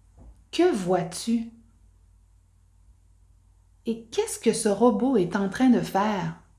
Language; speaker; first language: French; native; French